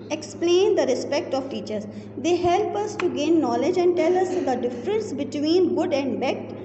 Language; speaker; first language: English; non-native, local second language; Urdu